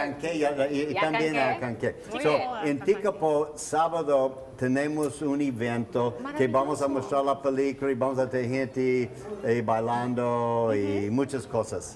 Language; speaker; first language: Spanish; non-native, learner; English